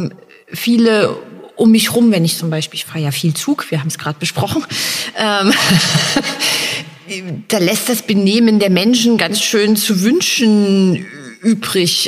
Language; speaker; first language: German; native; German